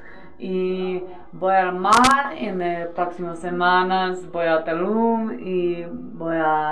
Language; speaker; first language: Spanish; non-native, learner; English